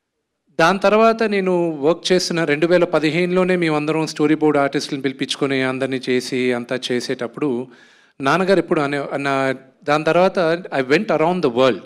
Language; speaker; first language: Telugu; native; Telugu